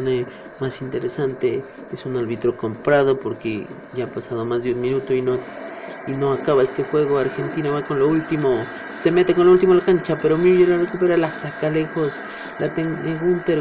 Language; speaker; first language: Spanish; native; Spanish